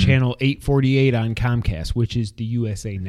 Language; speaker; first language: English; native; English